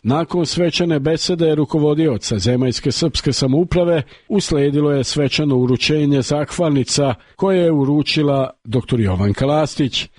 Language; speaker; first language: Serbian; early bilingual, heritage; Serbian